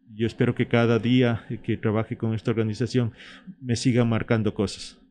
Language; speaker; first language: Spanish; native; Spanish